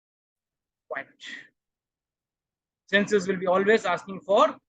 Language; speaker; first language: English; non-native, local second language; Hindi